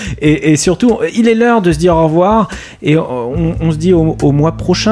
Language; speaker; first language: French; native; French